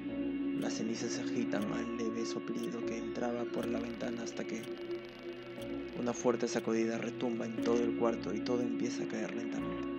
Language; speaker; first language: Spanish; native; Spanish